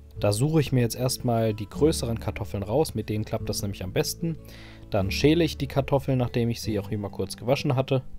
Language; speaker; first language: German; native; German